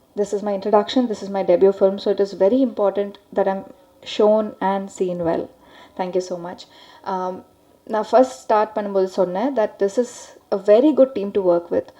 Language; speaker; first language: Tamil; non-native, learner; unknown